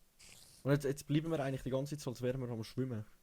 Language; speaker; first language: German; native; German